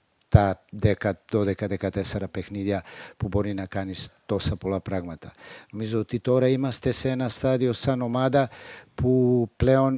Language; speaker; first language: Greek; non-native, fluent; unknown